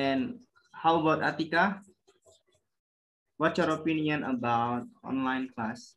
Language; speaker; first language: English; non-native, learner; Indonesian